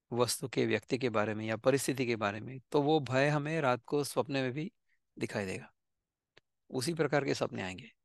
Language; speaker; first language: Hindi; non-native, local second language; Marathi